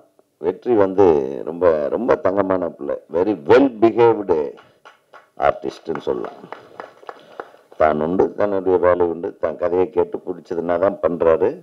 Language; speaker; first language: Tamil; native; Tamil